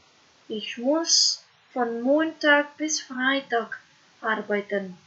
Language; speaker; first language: German; non-native, fluent; Macedonian